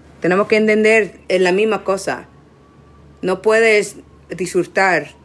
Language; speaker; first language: Spanish; non-native, learner; English